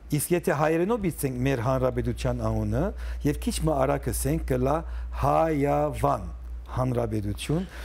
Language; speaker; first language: Armenian; early bilingual, heritage; Armenian